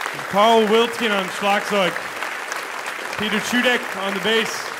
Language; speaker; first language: German; non-native, learner; English